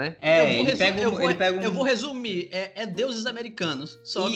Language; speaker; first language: Portuguese; native; Portuguese